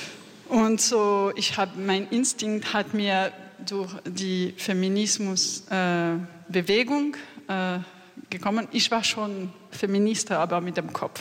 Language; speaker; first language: German; non-native, learner; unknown